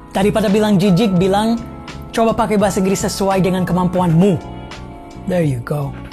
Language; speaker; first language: Indonesian; non-native, fluent; English